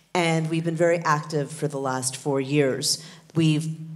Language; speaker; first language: English; native; English